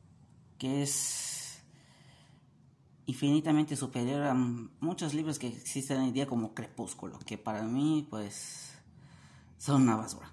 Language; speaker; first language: Spanish; native; Spanish